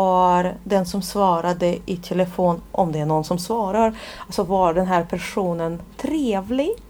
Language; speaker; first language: Swedish; non-native, fluent; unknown